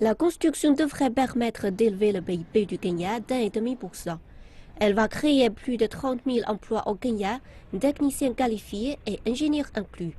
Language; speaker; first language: French; non-native, fluent; Chinese